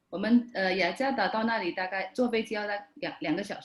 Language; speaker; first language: Chinese; non-native, fluent; Indonesian